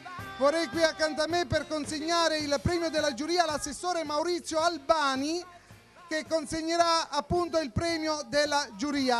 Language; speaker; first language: Italian; native; Italian